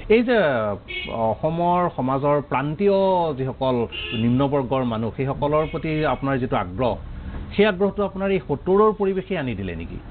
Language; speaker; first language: Assamese; native; Assamese